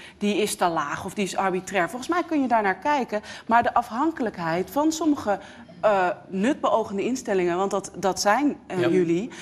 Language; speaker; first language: Dutch; native; Dutch